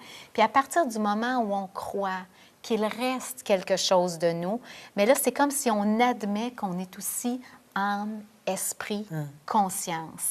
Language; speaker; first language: French; native; French